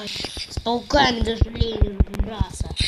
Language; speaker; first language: Russian; native; Russian